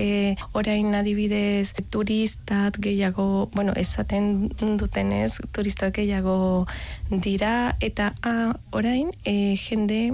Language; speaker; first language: Basque; non-native, learner; Spanish